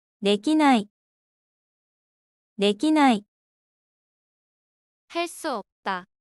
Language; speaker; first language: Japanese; non-native, fluent; Korean